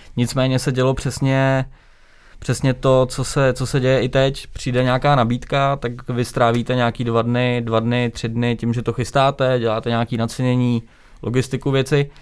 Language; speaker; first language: Czech; native; Czech